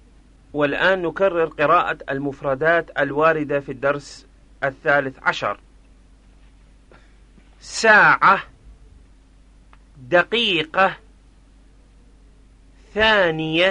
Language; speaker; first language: Arabic; non-native, fluent; Persian